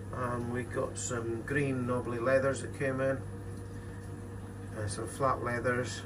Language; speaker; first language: English; native; English